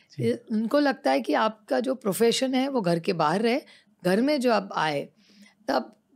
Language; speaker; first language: Hindi; non-native, local second language; Marathi